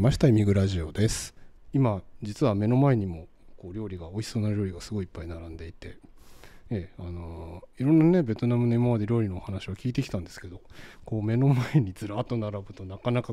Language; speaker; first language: Japanese; native; Japanese